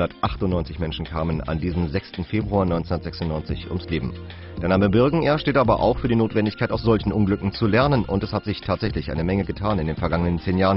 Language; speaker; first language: German; native; German